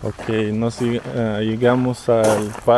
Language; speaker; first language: Portuguese; non-native, learner; Russian